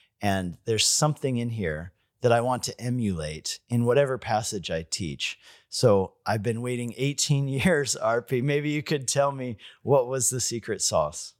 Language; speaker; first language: English; native; English